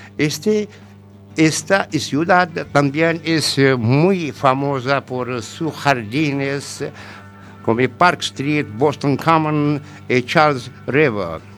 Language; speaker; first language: Spanish; non-native, learner; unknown